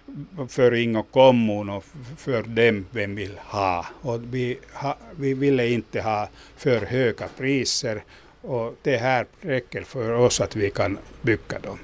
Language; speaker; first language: Swedish; non-native, local second language; Finnish